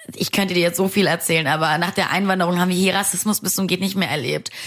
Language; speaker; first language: German; early bilingual, other home language; Romanian